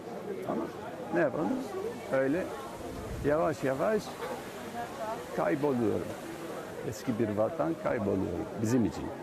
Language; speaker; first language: Turkish; non-native, local second language; Greek